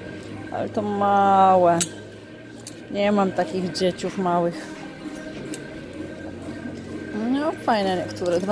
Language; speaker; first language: Polish; native; Polish